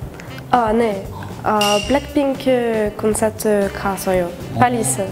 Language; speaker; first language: Korean; non-native, learner; French